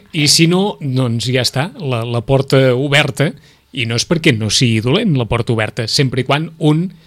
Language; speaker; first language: Catalan; native; Catalan